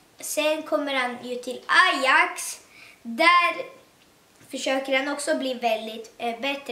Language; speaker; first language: Swedish; early bilingual, other home language; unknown